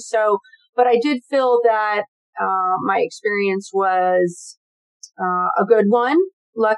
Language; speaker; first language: English; native; English